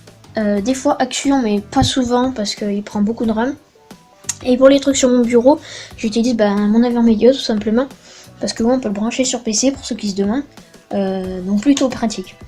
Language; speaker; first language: French; native; French